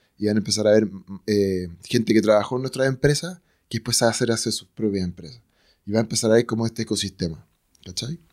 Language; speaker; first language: Spanish; native; Spanish